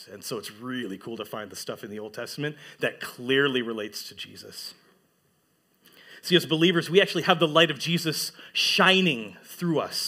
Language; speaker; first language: English; native; English